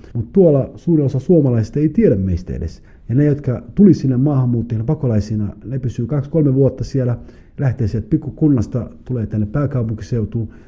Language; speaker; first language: Finnish; early bilingual, other home language; Somali